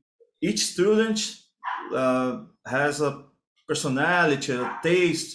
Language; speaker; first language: English; non-native, learner; Portuguese